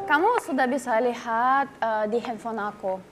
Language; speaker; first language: Indonesian; non-native, learner; Russian